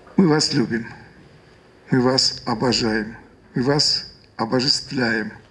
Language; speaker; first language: Russian; non-native, local second language; Armenian